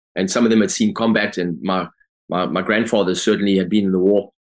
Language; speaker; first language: English; native; English